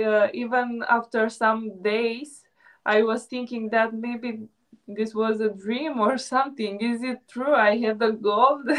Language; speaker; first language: English; non-native, fluent; Romanian